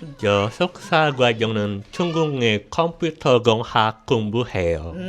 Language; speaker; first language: Korean; non-native, learner; Indonesian